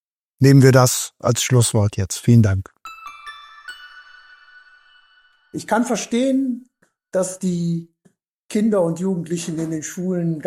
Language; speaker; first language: German; native; German